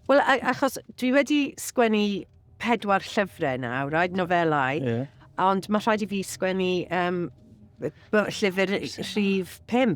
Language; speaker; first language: Welsh; non-native, local second language; English